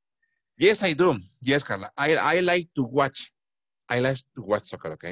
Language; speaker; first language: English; non-native, fluent; Spanish